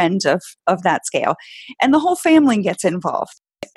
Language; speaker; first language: English; native; English